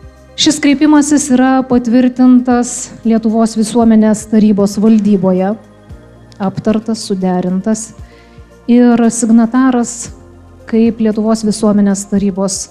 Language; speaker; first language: Lithuanian; native; Lithuanian